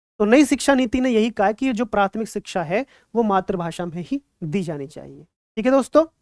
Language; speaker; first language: Hindi; native; Hindi